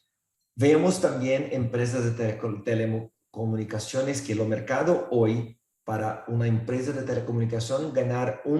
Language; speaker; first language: Spanish; non-native, fluent; Portuguese